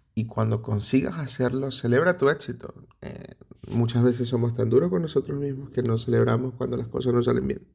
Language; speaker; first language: Spanish; native; Spanish